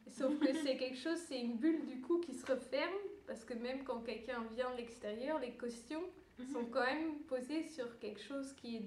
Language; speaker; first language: French; early bilingual, other home language; Dutch